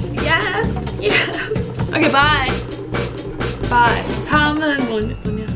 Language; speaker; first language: Korean; non-native, fluent; English